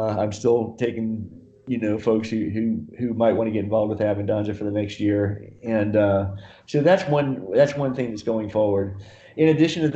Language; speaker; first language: English; native; English